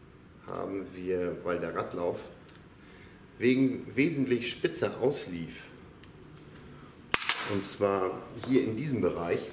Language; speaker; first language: German; native; German